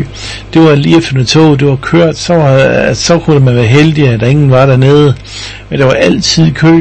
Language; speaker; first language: Danish; native; Danish